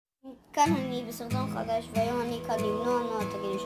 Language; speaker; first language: Hebrew; native; Hebrew